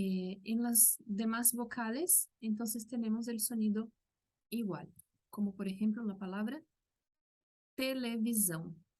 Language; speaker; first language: Spanish; non-native, local second language; Portuguese